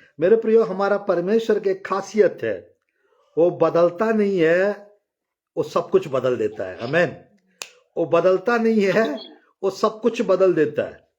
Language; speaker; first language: Hindi; non-native, local second language; Telugu